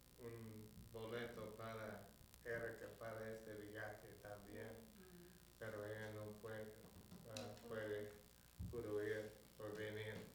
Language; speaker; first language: Spanish; non-native, learner; English